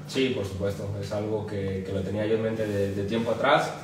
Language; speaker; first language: Spanish; native; Spanish